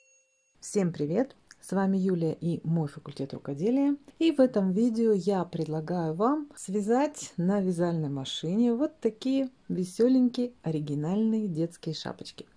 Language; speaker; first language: Russian; native; Russian